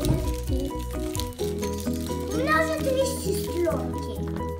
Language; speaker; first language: Russian; early bilingual, heritage; Russian